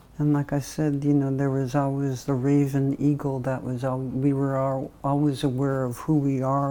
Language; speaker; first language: English; native; English